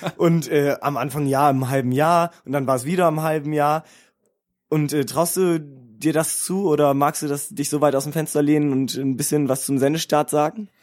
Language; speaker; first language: German; native; German